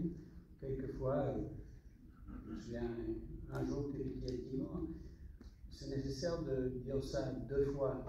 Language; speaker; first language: French; non-native, fluent; English